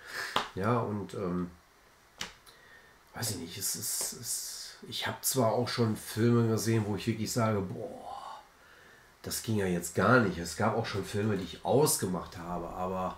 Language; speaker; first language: German; native; German